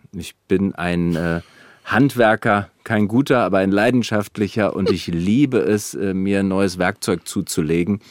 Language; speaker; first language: German; native; German